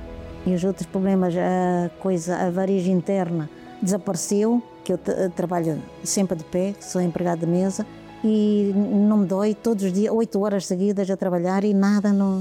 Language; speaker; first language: Portuguese; native; Portuguese